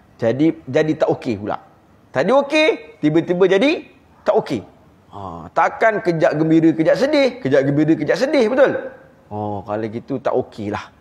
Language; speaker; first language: Malay; native; Malay